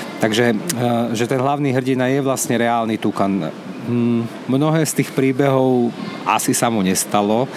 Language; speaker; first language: Slovak; native; Slovak